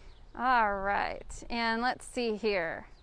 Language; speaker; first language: English; native; English